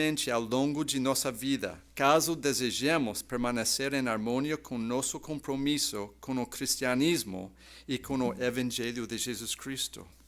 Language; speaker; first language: Portuguese; non-native, fluent; English